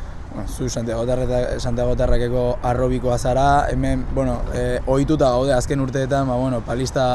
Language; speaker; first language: Basque; native; Basque